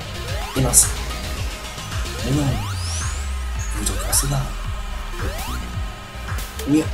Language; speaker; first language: French; native; French